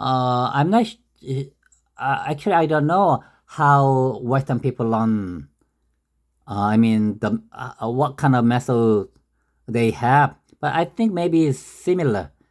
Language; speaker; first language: English; non-native, learner; Korean